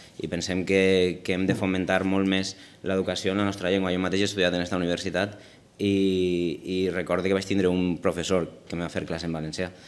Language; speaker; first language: Catalan; native; Catalan